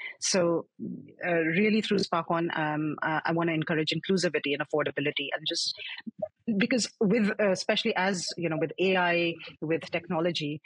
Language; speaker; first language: English; non-native, local second language; Hindi